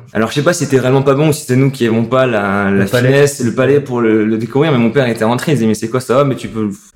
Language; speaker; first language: French; native; French